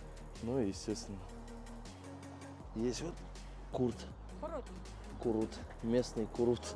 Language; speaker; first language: Russian; native; Russian